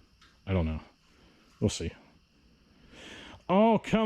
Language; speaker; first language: English; native; English